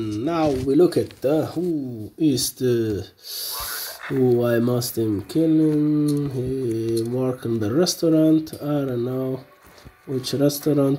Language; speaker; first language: English; non-native, learner; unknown